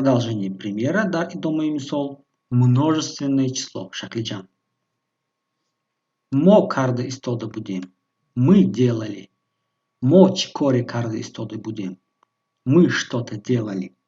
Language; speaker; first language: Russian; non-native, local second language; Tajik